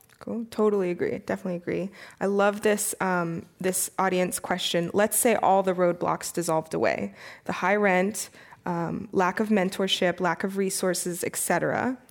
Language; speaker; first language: English; native; English